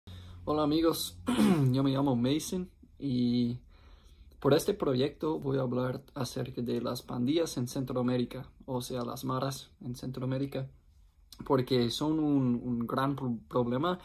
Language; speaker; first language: Spanish; non-native, fluent; English